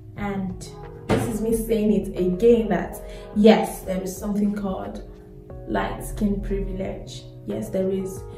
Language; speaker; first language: English; non-native, local second language; Yoruba